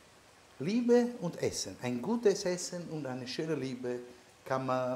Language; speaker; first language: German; non-native, learner; Italian